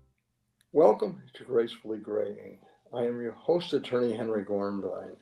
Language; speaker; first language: English; native; English